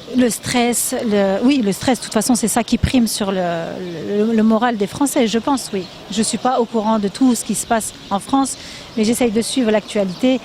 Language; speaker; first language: French; native; French